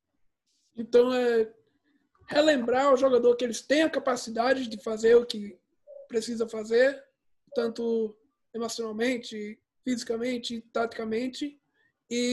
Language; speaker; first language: Portuguese; early bilingual, heritage; Portuguese